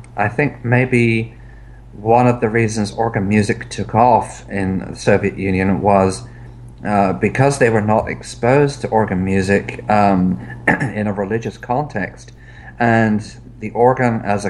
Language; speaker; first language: English; native; English